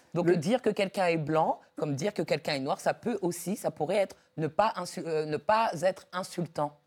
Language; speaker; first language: French; early bilingual, other home language; Dyula